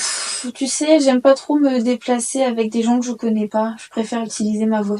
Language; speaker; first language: French; native; French